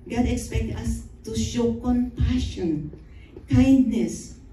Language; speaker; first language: English; non-native, local second language; Filipino